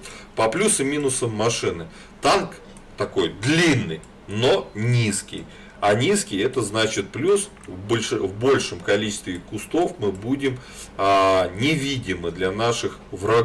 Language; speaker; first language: Russian; native; Russian